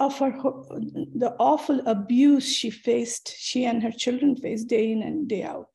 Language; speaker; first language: English; non-native, local second language; Bangla